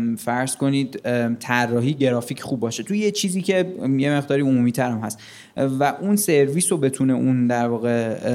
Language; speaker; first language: Persian; native; Persian